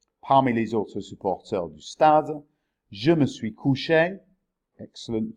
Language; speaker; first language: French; non-native, fluent; English